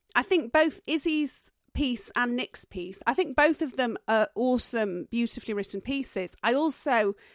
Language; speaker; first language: English; native; English